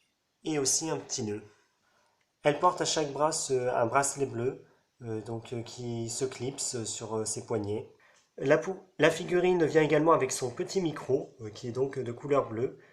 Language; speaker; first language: French; native; French